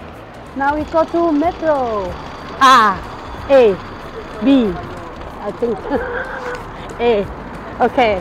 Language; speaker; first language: English; non-native, learner; Thai